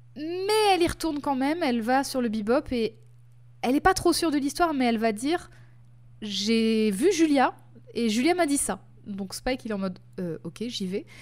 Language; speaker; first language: French; native; French